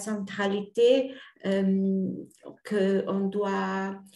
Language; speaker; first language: French; non-native, fluent; Portuguese